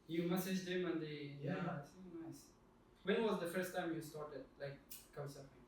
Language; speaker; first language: English; non-native, fluent; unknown